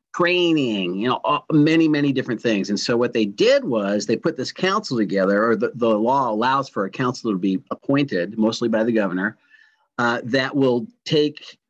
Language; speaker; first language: English; native; English